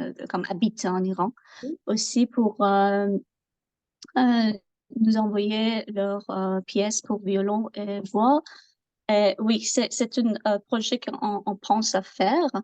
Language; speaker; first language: French; non-native, learner; Persian